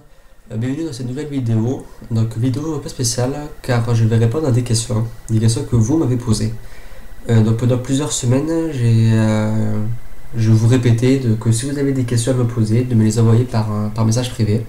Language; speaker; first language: French; native; French